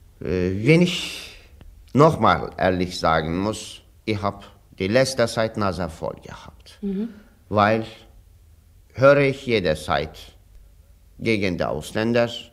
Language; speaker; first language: German; non-native, learner; Turkish